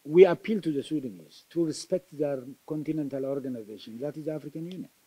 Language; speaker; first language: English; non-native, local second language; Amharic